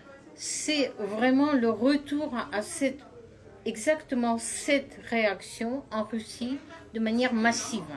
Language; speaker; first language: French; non-native, fluent; Russian